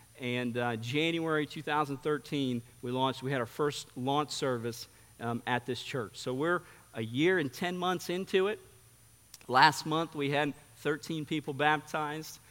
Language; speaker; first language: English; early bilingual, heritage; English